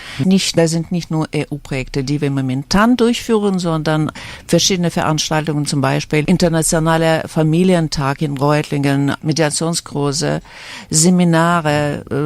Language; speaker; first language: German; non-native, fluent; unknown